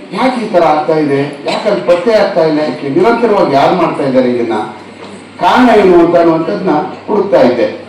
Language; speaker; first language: Kannada; native; Kannada